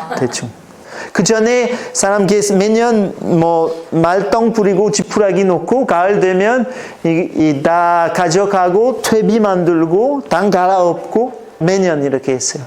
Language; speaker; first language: Korean; non-native, fluent; French